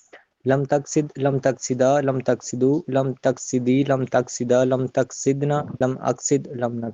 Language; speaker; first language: Arabic; non-native, learner; Urdu